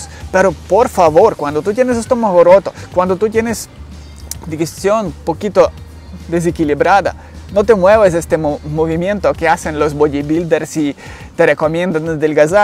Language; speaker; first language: Spanish; non-native, learner; Ukrainian